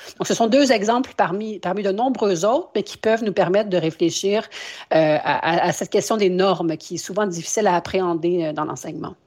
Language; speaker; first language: French; native; French